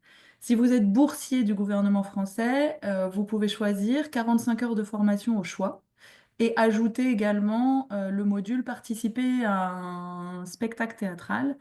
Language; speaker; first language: French; native; French